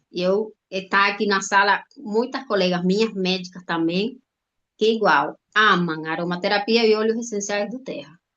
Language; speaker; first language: Portuguese; non-native, fluent; Spanish